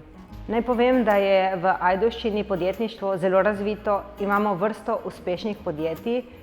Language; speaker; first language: Slovenian; native; Slovenian